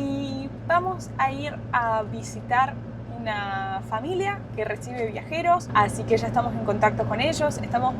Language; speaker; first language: Spanish; native; Spanish